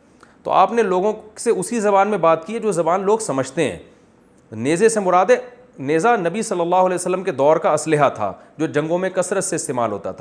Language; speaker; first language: Urdu; native; Urdu